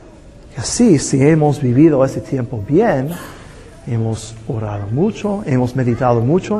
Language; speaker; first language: Spanish; non-native, fluent; English